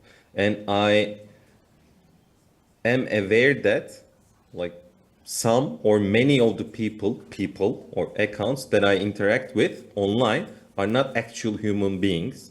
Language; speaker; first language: English; non-native, fluent; Turkish